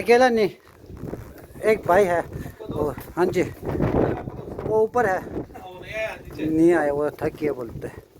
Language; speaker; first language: Hindi; non-native, local second language; Tibetan